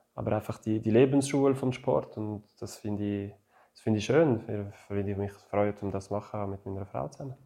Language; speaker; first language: German; non-native, fluent; French